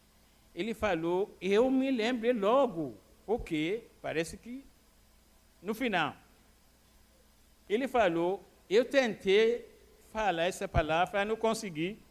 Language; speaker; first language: Portuguese; non-native, fluent; Arabic